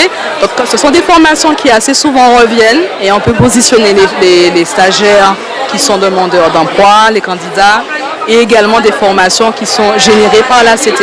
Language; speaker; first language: French; native; French